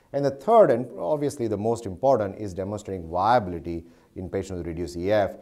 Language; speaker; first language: English; non-native, local second language; Gujarati